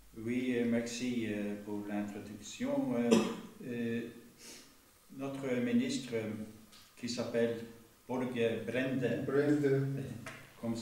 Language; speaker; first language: French; non-native, fluent; Norwegian